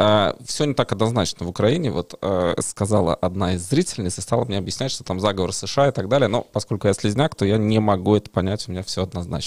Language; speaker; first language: Russian; native; Russian